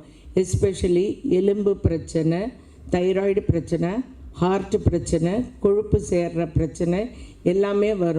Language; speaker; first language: Tamil; native; Tamil